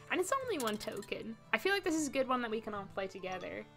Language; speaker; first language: English; native; English